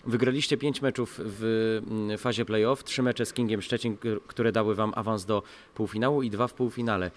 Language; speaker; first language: Polish; native; Polish